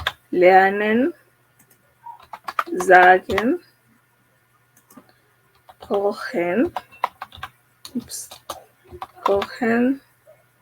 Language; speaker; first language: German; non-native, fluent; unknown